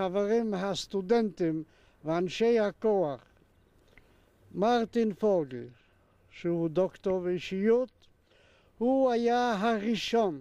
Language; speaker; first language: Hebrew; non-native, fluent; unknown